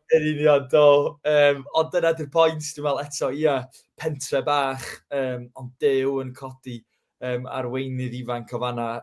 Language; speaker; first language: Welsh; native; Welsh